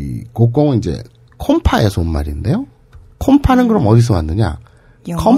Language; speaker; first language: Korean; native; Korean